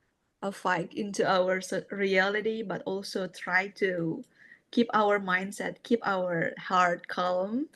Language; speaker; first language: English; non-native, fluent; Indonesian